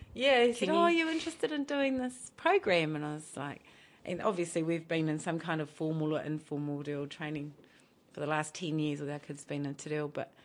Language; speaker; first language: English; native; English